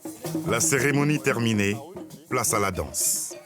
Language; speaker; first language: French; native; French